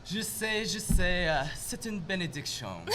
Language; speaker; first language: French; non-native, local second language; English